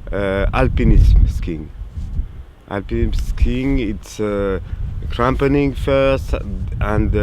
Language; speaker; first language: English; non-native, learner; French